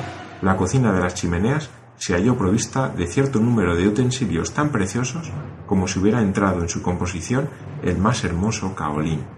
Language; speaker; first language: Spanish; native; Spanish